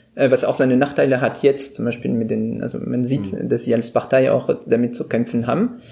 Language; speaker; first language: German; non-native, fluent; French